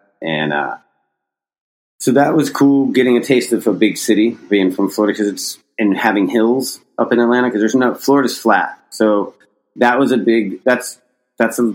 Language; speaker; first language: English; native; English